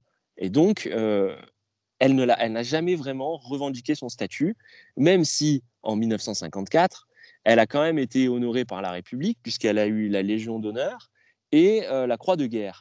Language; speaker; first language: French; native; French